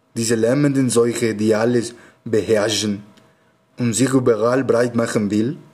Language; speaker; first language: German; non-native, learner; Spanish